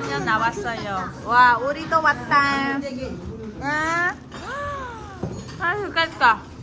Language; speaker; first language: Korean; non-native, learner; Vietnamese